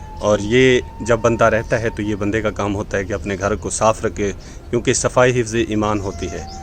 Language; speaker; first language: Urdu; non-native, local second language; Punjabi